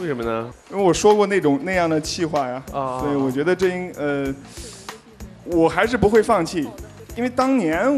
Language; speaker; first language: Chinese; native; Chinese